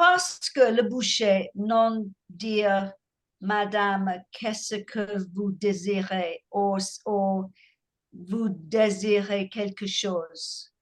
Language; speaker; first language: French; non-native, learner; English